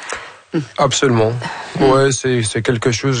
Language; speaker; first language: French; non-native, fluent; Arabic